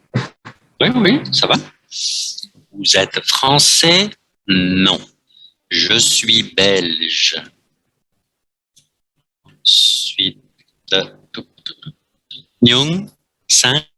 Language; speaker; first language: French; non-native, fluent; Vietnamese